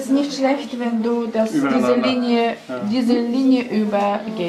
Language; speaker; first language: German; non-native, learner; Russian